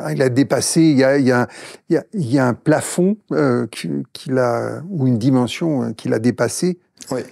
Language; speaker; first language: French; native; French